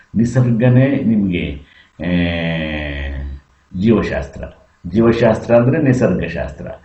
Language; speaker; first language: Kannada; native; Kannada